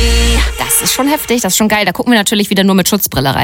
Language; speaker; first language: German; native; German